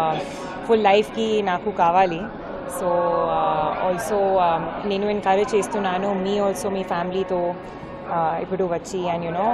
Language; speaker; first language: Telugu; non-native, learner; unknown